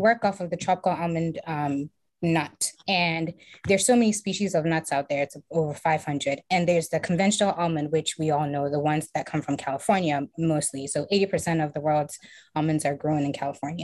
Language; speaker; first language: English; non-native, local second language; Akan